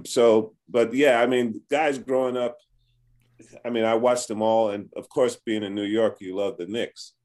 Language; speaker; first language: English; native; English